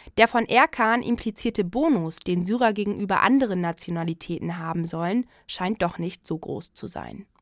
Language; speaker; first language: German; native; German